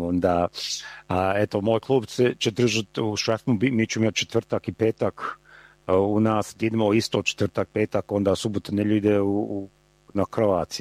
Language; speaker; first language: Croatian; early bilingual, heritage; Croatian